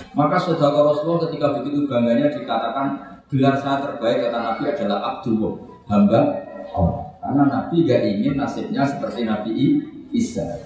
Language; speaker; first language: Indonesian; native; Indonesian